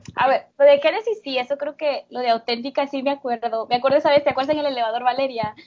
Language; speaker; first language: Spanish; native; Spanish